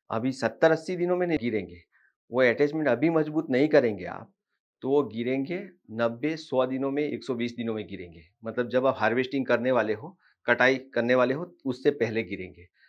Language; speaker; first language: Hindi; non-native, local second language; Marathi